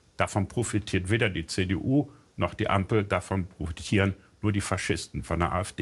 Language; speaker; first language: German; native; German